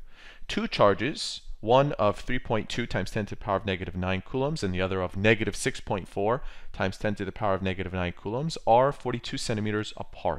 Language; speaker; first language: English; native; English